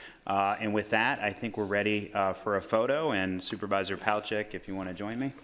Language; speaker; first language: English; native; English